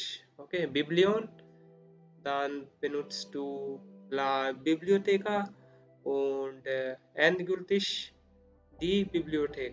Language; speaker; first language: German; non-native, learner; Spanish